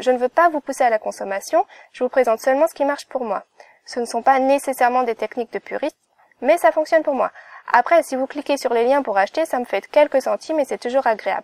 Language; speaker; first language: French; native; French